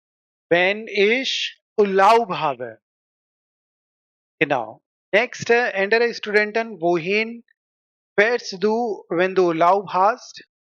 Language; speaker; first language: German; non-native, fluent; Hindi